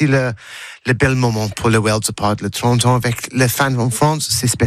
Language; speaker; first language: French; non-native, learner; English